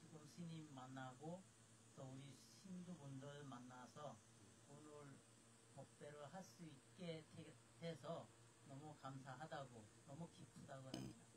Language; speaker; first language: Korean; non-native, fluent; Bangla